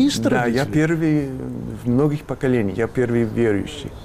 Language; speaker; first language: Russian; non-native, fluent; English